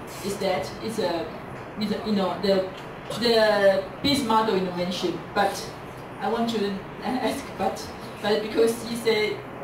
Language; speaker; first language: English; non-native, fluent; Chinese